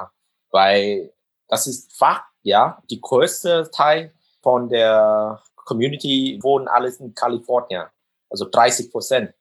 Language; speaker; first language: German; non-native, fluent; Vietnamese